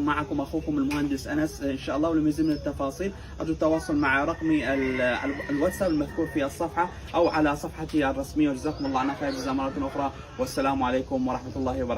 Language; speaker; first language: Arabic; native; Arabic